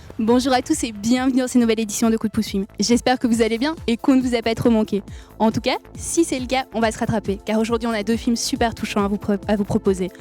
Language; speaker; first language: French; native; French